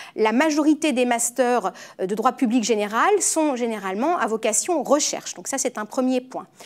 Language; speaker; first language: French; native; French